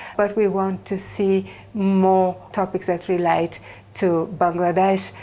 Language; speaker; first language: English; non-native, fluent; Bulgarian